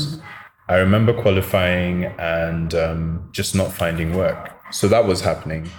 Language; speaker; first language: English; native; English